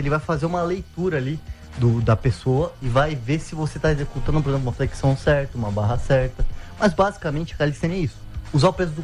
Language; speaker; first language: Portuguese; native; Portuguese